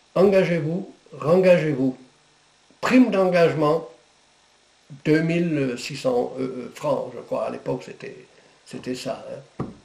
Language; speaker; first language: French; non-native, local second language; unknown